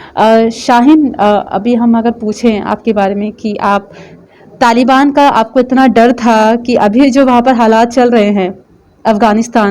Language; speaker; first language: Hindi; native; Hindi